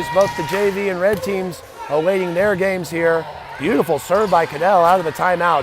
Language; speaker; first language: English; native; English